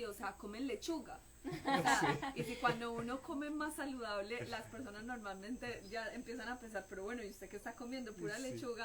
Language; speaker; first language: Spanish; native; Spanish